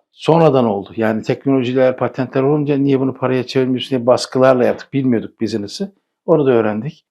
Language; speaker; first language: Turkish; native; Turkish